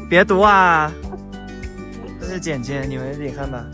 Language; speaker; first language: Chinese; non-native, learner; Thai